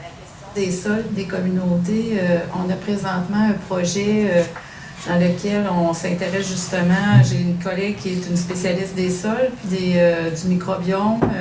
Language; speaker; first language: French; native; French